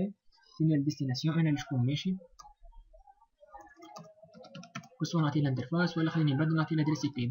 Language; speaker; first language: Arabic; native; Arabic